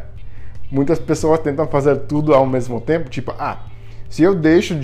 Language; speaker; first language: Portuguese; non-native, fluent; English